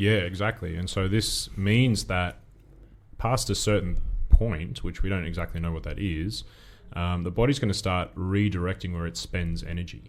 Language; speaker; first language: English; native; English